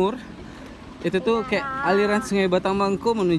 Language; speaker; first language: Indonesian; non-native, local second language; Minangkabau